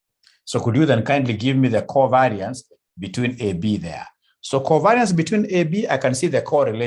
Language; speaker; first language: English; non-native, local second language; Swahili